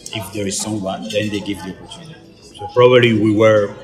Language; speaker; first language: English; non-native, fluent; Spanish